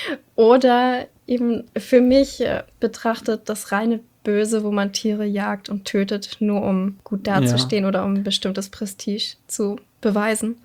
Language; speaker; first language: German; native; German